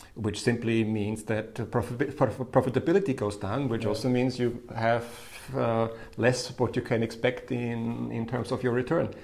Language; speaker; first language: English; non-native, fluent; German